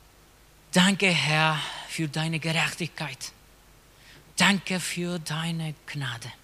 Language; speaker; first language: German; non-native, fluent; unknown